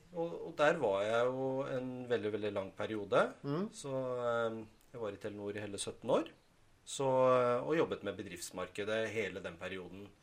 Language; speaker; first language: Norwegian; native; Norwegian